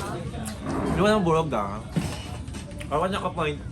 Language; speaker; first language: Filipino; native; Filipino